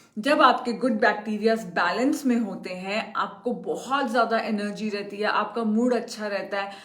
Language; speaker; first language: Hindi; native; Hindi